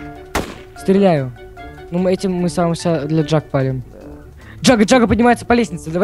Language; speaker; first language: Russian; native; Russian